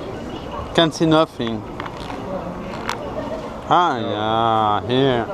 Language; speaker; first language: English; non-native, fluent; French